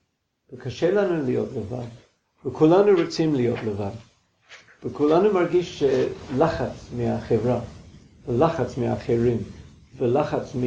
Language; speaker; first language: Hebrew; non-native, fluent; English